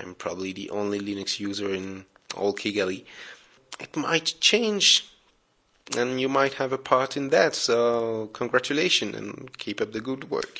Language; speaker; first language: English; non-native, fluent; French